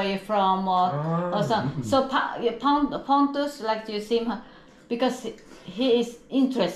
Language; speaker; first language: English; non-native, learner; Swedish